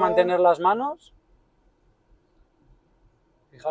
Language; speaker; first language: Spanish; native; Spanish